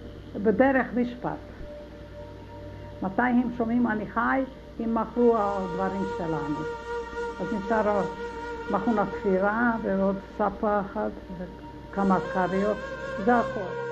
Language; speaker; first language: Hebrew; non-native, learner; Hungarian